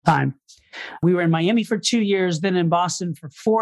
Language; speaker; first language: English; native; English